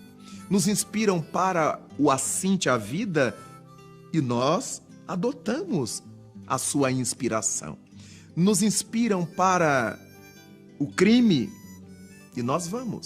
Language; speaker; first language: Portuguese; native; Portuguese